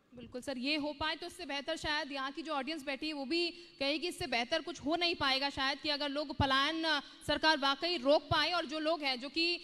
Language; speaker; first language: Hindi; native; Hindi